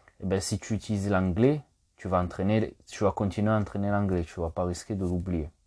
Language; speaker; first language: French; native; French